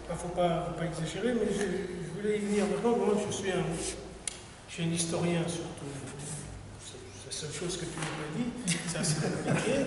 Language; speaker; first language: French; native; French